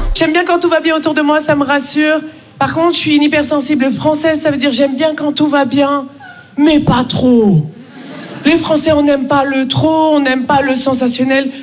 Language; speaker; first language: French; native; French